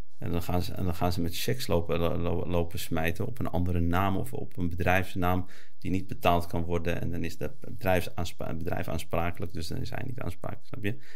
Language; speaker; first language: Dutch; early bilingual, other home language; Arabic